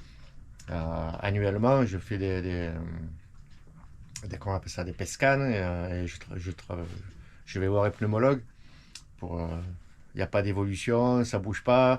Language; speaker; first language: French; native; French